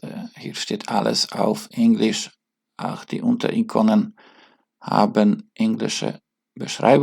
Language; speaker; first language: German; non-native, learner; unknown